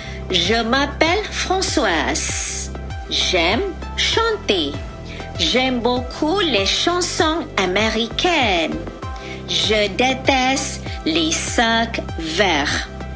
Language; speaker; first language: French; non-native, fluent; Malay